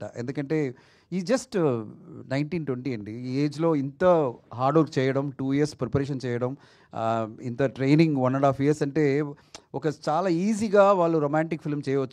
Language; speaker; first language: Telugu; non-native, fluent; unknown